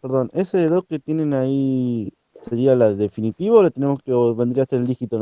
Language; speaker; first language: Spanish; native; Spanish